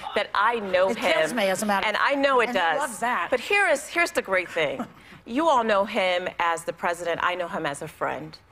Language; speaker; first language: English; native; English